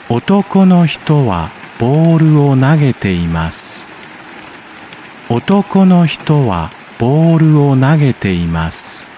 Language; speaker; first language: Japanese; non-native, learner; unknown